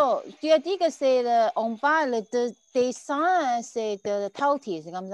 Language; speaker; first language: French; non-native, fluent; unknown